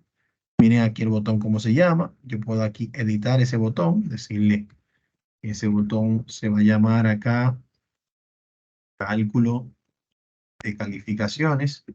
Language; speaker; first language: Spanish; native; Spanish